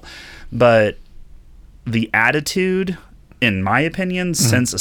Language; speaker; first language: English; native; English